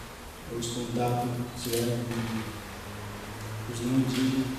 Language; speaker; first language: Portuguese; non-native, local second language; Guarani